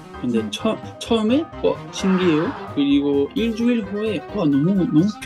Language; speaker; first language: Korean; non-native, learner; French